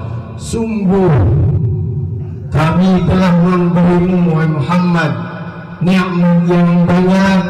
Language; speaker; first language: Indonesian; native; Indonesian